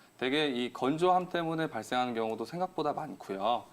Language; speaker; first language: Korean; native; Korean